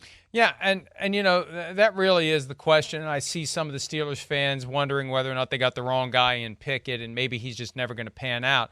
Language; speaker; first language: English; native; English